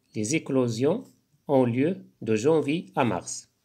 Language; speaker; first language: French; non-native, local second language; Arabic